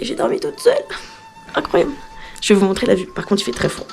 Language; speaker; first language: French; native; French